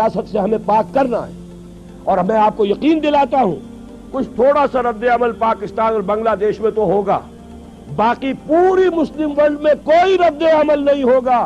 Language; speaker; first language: Urdu; native; Urdu